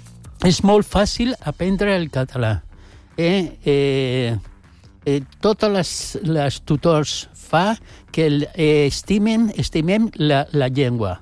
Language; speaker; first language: Catalan; non-native, local second language; Spanish